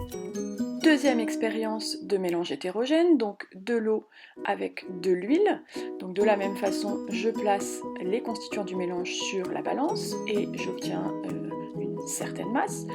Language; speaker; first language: French; native; French